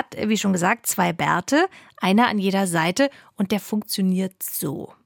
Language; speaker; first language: German; native; German